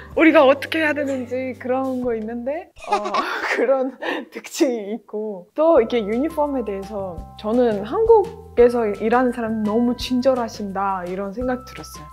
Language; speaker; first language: Korean; non-native, fluent; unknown